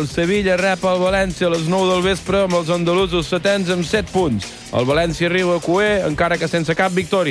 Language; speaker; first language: Catalan; native; Catalan